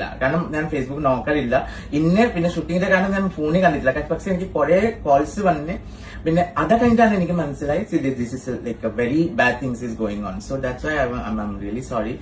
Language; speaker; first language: Malayalam; non-native, fluent; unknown